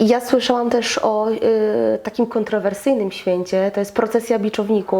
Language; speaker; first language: Polish; native; Polish